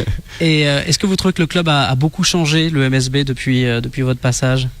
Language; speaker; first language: French; native; French